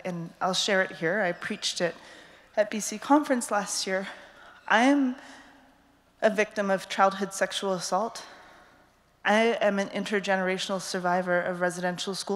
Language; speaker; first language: English; native; English